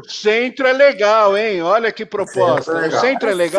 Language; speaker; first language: Portuguese; native; Portuguese